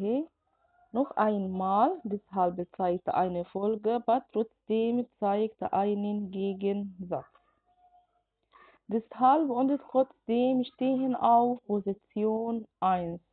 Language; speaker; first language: German; non-native, fluent; Arabic